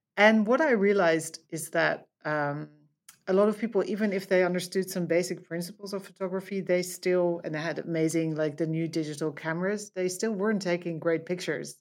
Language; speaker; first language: English; non-native, fluent; Dutch